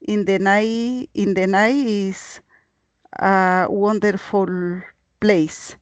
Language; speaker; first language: English; non-native, learner; Spanish